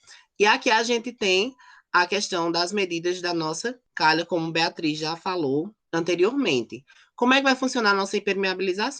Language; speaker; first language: Portuguese; native; Portuguese